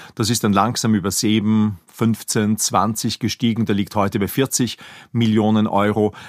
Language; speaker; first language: German; native; German